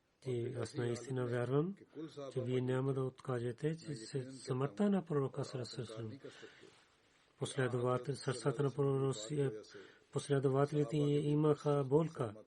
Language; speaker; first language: Bulgarian; non-native, learner; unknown